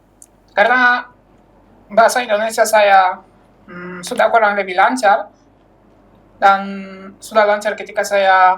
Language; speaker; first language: Indonesian; non-native, fluent; Polish